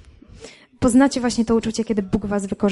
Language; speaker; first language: Polish; native; Polish